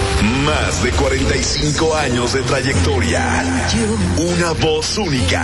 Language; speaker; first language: Spanish; native; Spanish